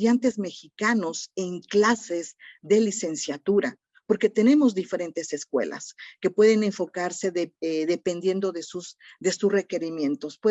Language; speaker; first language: Spanish; native; Spanish